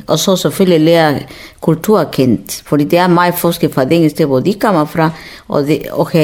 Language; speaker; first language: Danish; non-native, fluent; Spanish